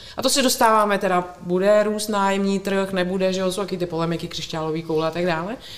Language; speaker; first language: Czech; native; Czech